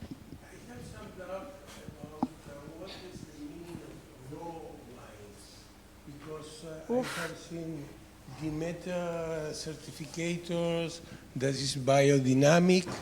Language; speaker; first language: English; non-native, fluent; Spanish